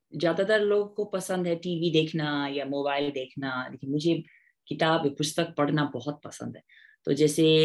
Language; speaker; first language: Hindi; non-native, fluent; English